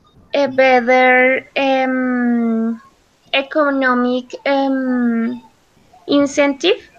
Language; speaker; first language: English; non-native, learner; Spanish